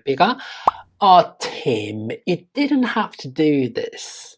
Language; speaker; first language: English; non-native, fluent; Korean